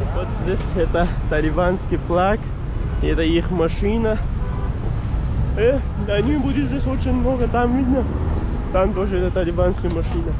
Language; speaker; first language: Russian; non-native, learner; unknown